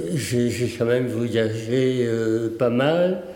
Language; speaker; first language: French; native; French